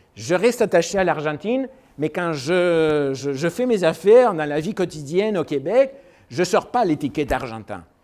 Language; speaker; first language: French; non-native, fluent; Spanish